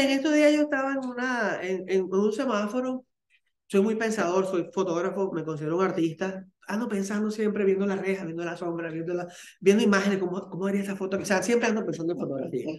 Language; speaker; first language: Spanish; native; Spanish